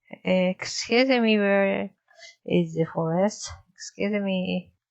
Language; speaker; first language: English; non-native, learner; Japanese